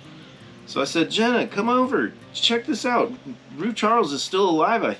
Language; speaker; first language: English; native; English